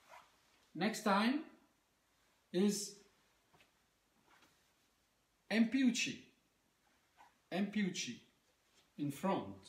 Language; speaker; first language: English; non-native, learner; French